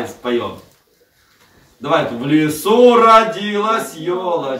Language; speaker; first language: Russian; native; Russian